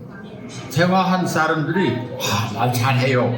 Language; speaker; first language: Korean; non-native, fluent; English